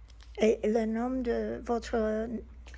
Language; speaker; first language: French; non-native, learner; English